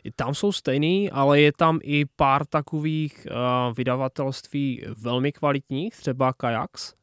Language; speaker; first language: Czech; non-native, local second language; Polish